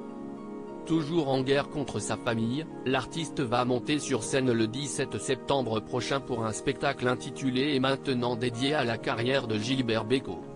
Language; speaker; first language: French; native; French